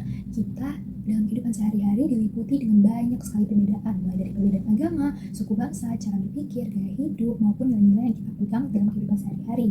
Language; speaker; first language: Indonesian; native; Indonesian